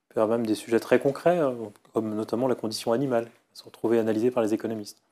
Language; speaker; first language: French; native; French